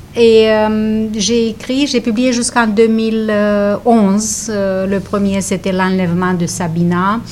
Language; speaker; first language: French; non-native, fluent; Romanian